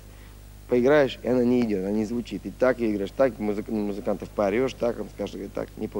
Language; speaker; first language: Russian; native; Russian